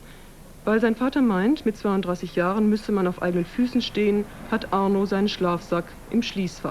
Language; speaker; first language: German; native; German